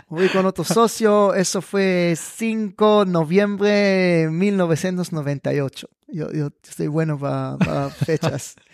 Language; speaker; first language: Spanish; non-native, fluent; Hebrew